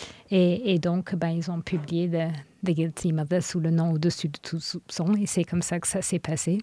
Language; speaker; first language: French; non-native, fluent; English